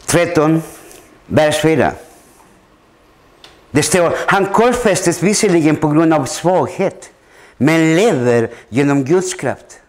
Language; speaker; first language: Swedish; non-native, fluent; Spanish